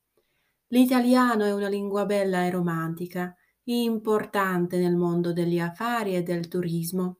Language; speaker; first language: Italian; non-native, fluent; Slovak